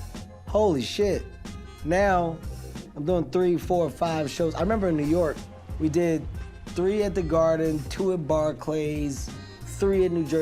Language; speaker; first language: English; native; English